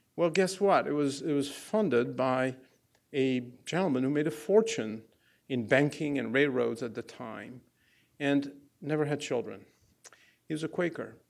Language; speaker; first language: English; non-native, fluent; Arabic